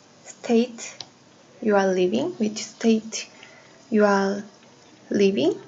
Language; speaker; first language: English; non-native, learner; Korean